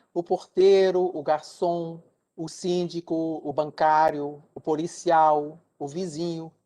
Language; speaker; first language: Portuguese; non-native, fluent; English